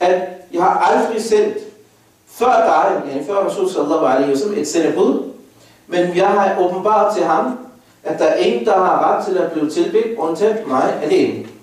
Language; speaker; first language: Danish; non-native, fluent; Arabic